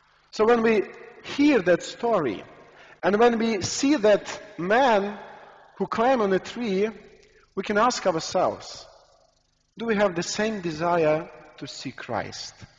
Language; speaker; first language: English; non-native, fluent; Ukrainian